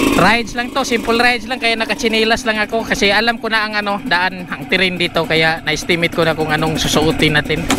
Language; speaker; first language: Filipino; non-native, local second language; Cebuano